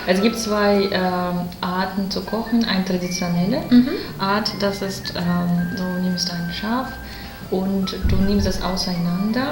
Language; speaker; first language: German; non-native, learner; Russian